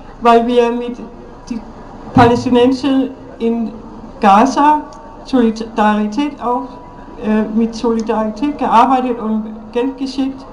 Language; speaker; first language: German; non-native, learner; Danish